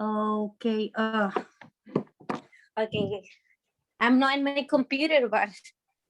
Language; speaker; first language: English; non-native, learner; Spanish